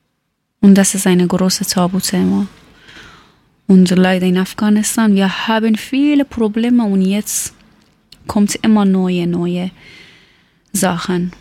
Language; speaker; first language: German; non-native, learner; Persian